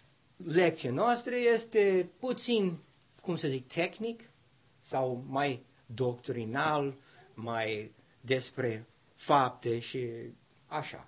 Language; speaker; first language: Romanian; non-native, learner; English